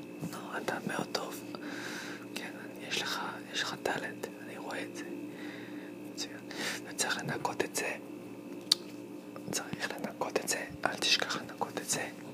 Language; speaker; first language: Hebrew; non-native, fluent; English